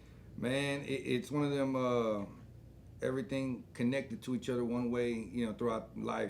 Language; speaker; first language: English; native; English